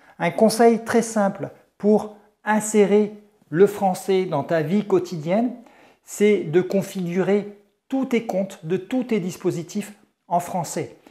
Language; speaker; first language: French; native; French